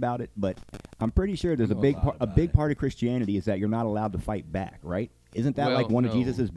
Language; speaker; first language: English; native; English